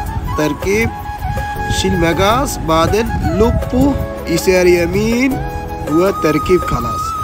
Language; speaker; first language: Arabic; non-native, learner; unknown